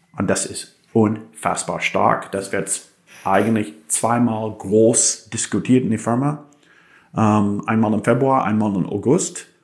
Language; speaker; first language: German; non-native, fluent; English